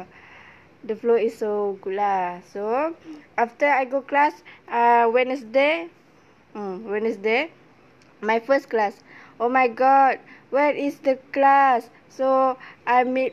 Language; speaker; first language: English; non-native, local second language; Malay